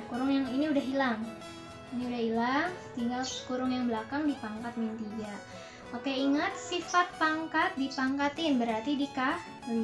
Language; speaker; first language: Indonesian; native; Indonesian